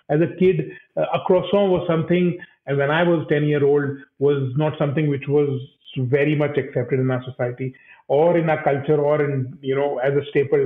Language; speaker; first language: English; non-native, local second language; Hindi